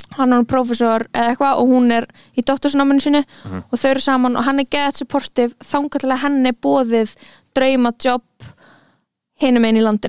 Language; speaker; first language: Icelandic; native; Icelandic